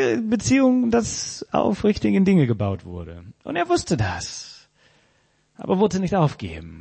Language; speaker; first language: German; non-native, fluent; English